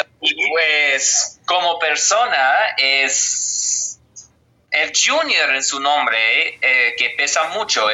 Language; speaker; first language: Spanish; non-native, fluent; English